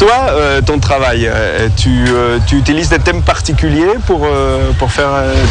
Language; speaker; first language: French; native; French